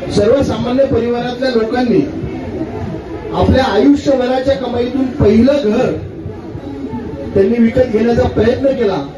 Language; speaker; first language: Marathi; native; Marathi